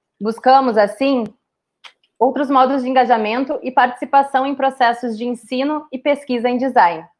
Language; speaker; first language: Portuguese; native; Portuguese